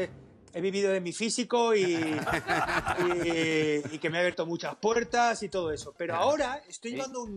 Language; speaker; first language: Spanish; native; Spanish